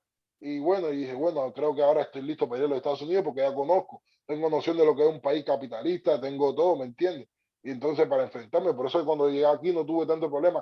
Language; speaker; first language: Spanish; native; Spanish